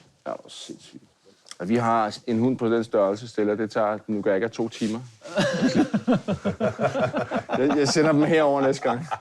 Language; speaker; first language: Danish; native; Danish